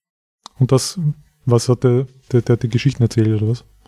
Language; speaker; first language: German; native; German